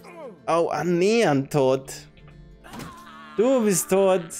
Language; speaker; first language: German; native; German